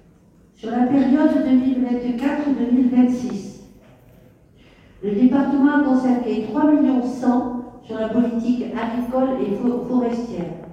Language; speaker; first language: French; native; French